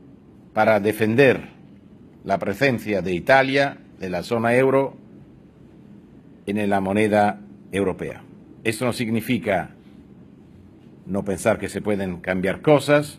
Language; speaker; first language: Spanish; non-native, fluent; Italian